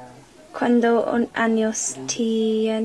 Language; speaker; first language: Spanish; non-native, learner; English